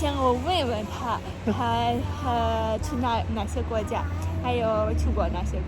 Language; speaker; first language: Chinese; non-native, learner; Armenian